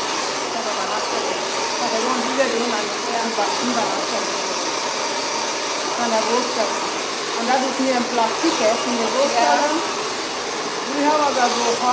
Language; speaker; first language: Dutch; non-native, learner; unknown